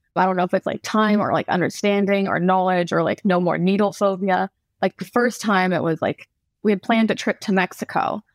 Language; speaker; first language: English; native; English